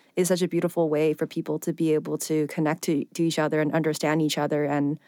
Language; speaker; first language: English; early bilingual, other home language; Chinese